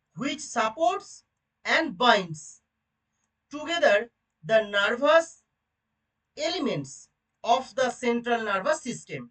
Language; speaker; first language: English; non-native, local second language; Bangla